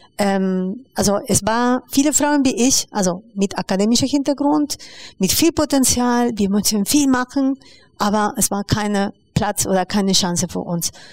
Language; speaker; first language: German; non-native, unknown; Spanish